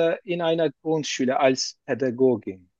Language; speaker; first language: German; non-native, learner; Turkish